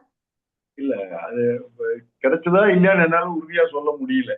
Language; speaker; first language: Tamil; native; Tamil